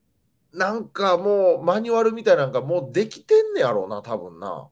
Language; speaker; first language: Japanese; native; Japanese